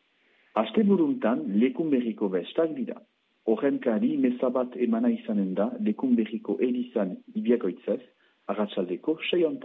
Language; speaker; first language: Basque; native; Basque